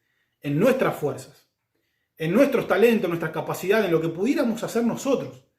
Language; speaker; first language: Spanish; native; Spanish